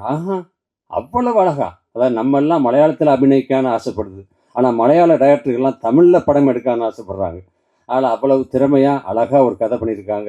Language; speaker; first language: Tamil; native; Tamil